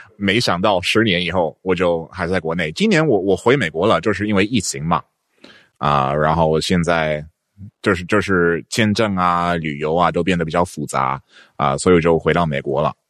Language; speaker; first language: Chinese; non-native, fluent; English